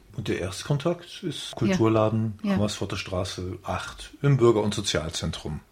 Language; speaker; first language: German; native; German